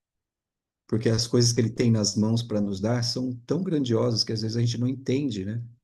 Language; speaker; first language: Portuguese; native; Portuguese